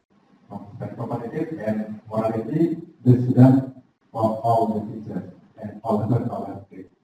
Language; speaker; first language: English; non-native, learner; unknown